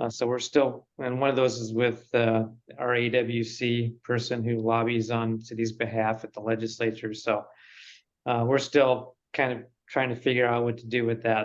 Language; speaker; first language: English; native; English